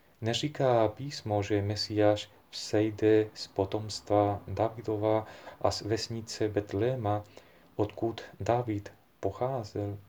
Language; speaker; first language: Czech; non-native, fluent; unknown